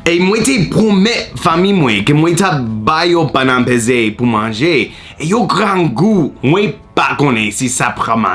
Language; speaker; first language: Haitian Creole; non-native, learner; English